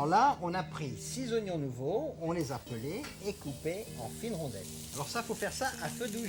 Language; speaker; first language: French; native; French